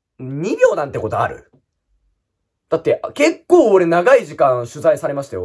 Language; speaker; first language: Japanese; native; Japanese